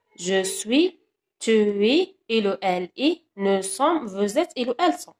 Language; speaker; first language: French; non-native, local second language; Arabic